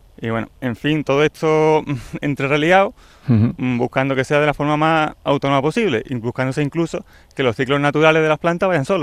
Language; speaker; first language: Spanish; native; Spanish